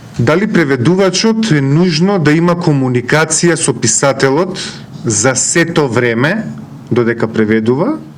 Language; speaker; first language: Macedonian; native; Macedonian